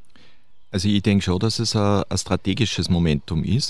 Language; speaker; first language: German; native; German